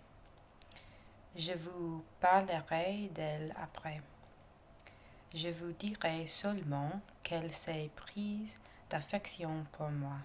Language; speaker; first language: French; non-native, learner; English